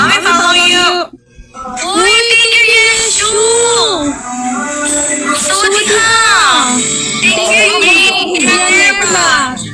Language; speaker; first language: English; non-native, learner; Filipino